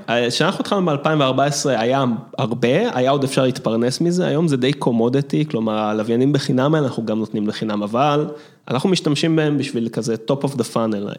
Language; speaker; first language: Hebrew; early bilingual, other home language; English